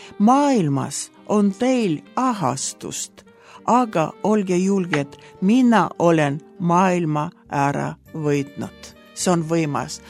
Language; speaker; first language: Estonian; non-native, local second language; Russian